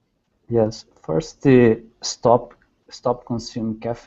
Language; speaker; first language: English; non-native, learner; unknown